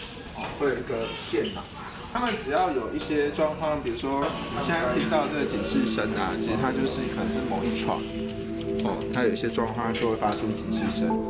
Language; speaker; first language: Chinese; native; Chinese